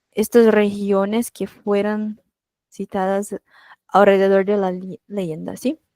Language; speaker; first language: Spanish; non-native, fluent; Portuguese